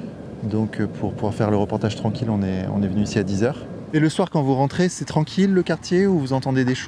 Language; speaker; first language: French; native; French